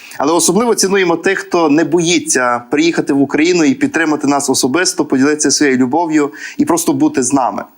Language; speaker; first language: Ukrainian; native; Ukrainian